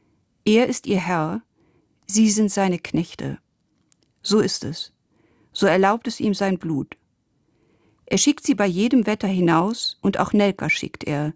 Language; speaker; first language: German; native; German